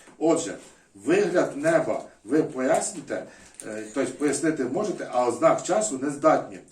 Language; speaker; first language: Ukrainian; non-native, local second language; Russian